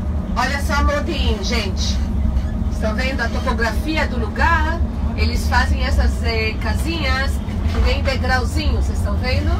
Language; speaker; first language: Portuguese; non-native, fluent; Hebrew